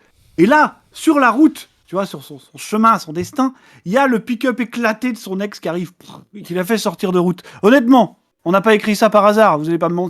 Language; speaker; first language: French; native; French